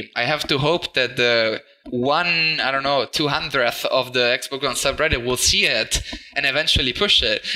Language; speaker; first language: English; non-native, fluent; Italian